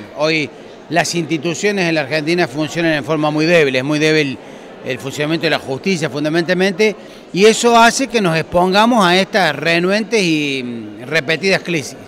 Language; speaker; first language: Spanish; native; Spanish